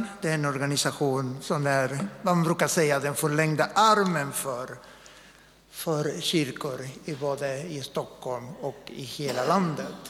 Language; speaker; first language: Swedish; non-native, fluent; Spanish